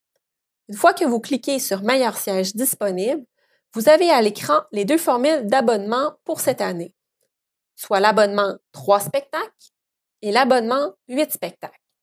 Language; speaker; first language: French; native; French